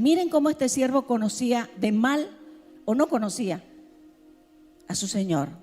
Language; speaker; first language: Spanish; native; Spanish